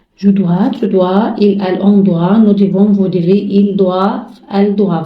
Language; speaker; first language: French; non-native, fluent; Arabic